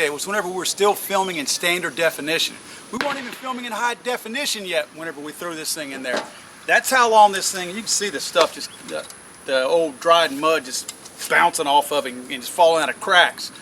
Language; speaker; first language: English; native; English